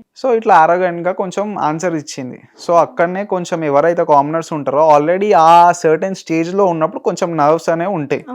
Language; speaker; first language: Telugu; native; Telugu